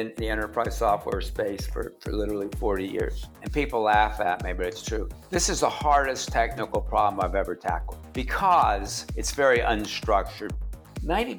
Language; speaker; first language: English; native; English